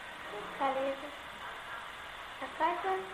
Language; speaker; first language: Spanish; non-native, learner; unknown